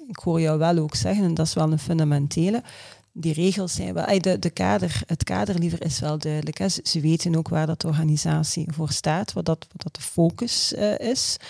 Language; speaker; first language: Dutch; native; Dutch